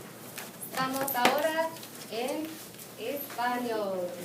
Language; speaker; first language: Spanish; non-native, fluent; English